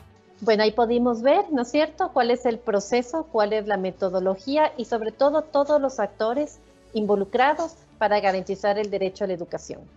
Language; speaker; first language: Spanish; native; Spanish